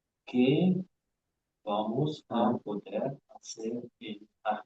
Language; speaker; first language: Spanish; non-native, learner; English